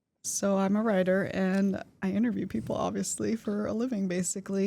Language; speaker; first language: English; native; English